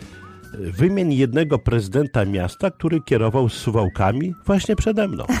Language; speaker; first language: Polish; native; Polish